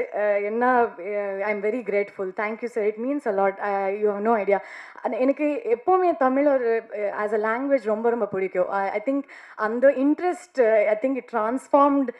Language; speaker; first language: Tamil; non-native, learner; Kannada